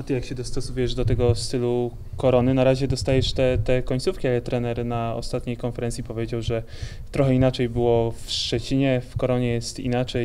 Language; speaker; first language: Polish; native; Polish